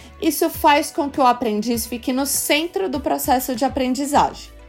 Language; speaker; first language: Portuguese; native; Portuguese